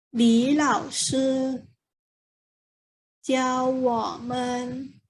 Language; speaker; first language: Chinese; non-native, fluent; Thai